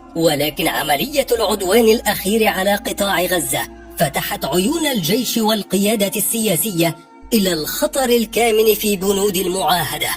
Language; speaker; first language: Arabic; native; Arabic